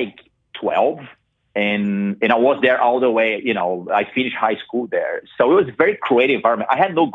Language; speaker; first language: English; non-native, fluent; Portuguese